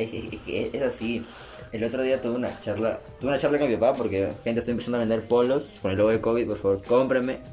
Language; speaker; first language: Spanish; native; Spanish